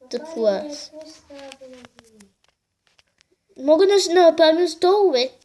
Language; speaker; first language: Bulgarian; native; Bulgarian